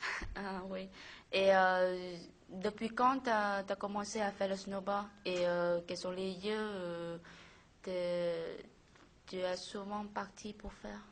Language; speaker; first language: French; non-native, learner; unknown